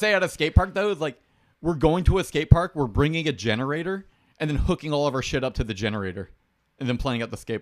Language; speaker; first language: English; native; English